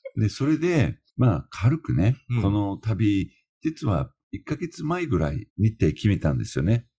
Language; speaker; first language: Japanese; non-native, fluent; English